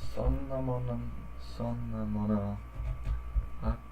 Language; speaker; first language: Japanese; non-native, learner; English